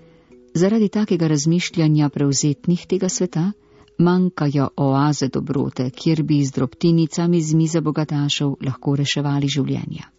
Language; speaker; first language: Slovenian; native; Slovenian